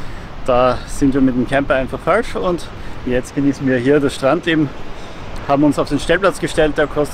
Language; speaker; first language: German; native; German